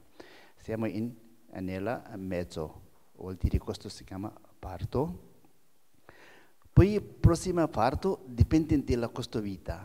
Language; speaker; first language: Italian; non-native, learner; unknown